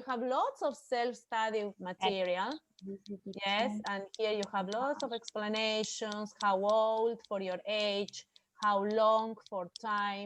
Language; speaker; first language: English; non-native, fluent; Spanish